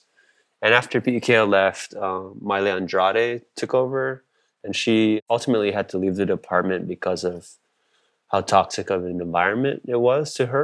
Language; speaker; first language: English; native; English